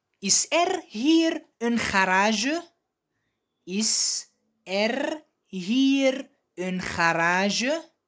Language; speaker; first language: Dutch; non-native, fluent; Arabic